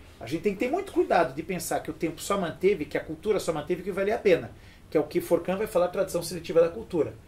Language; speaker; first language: Portuguese; early bilingual, other home language; French